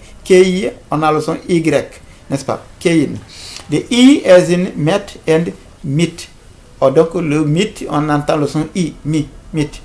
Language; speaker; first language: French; non-native, local second language; Fula